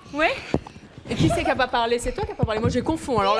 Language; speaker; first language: French; native; French